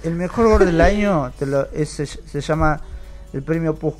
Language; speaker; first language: Spanish; native; Spanish